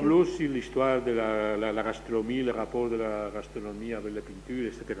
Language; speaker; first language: French; non-native, fluent; Spanish